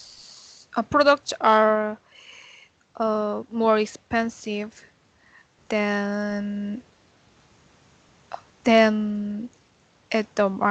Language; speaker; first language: English; non-native, learner; Korean